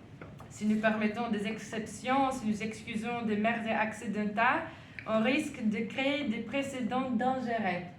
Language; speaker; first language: French; non-native, fluent; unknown